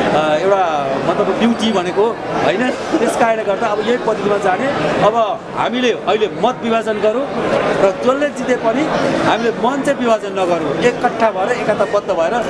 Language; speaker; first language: Nepali; native; Nepali